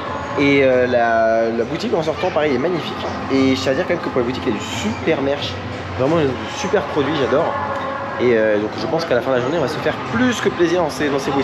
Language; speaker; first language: French; native; French